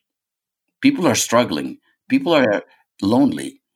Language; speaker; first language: English; non-native, fluent; Greek